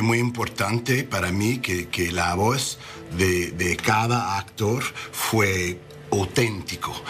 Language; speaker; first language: Spanish; non-native, learner; English